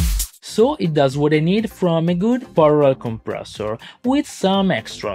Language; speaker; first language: English; non-native, fluent; Italian